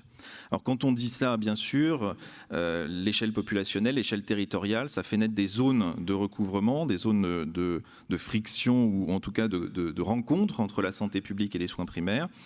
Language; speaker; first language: French; native; French